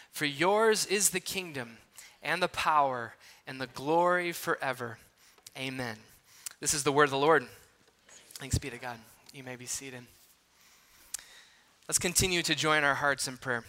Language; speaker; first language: English; native; English